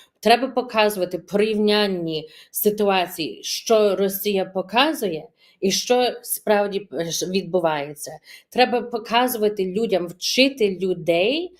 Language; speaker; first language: Ukrainian; early bilingual, heritage; Ukrainian